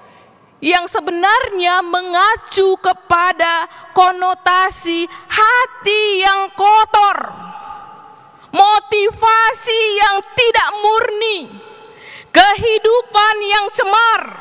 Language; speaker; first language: Indonesian; native; Indonesian